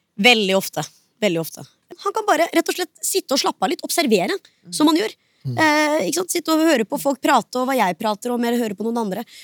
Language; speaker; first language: Norwegian; early bilingual, other home language; Hindi